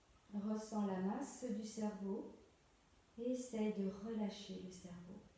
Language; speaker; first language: French; native; French